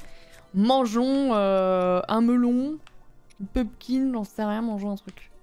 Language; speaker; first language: French; native; French